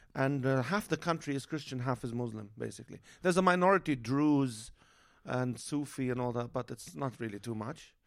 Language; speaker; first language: English; non-native, fluent; Arabic